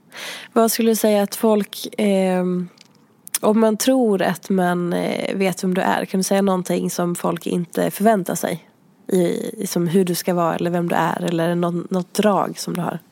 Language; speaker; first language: Swedish; native; Swedish